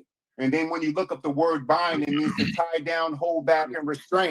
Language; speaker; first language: English; native; English